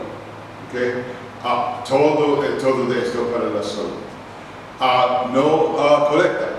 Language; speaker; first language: Spanish; non-native, learner; English